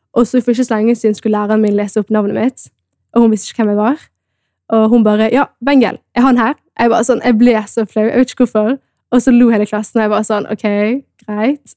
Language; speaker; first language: Norwegian; early bilingual, other home language; Amharic